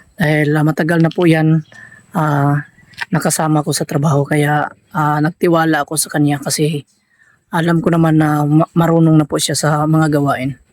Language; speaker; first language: Filipino; non-native, local second language; Cebuano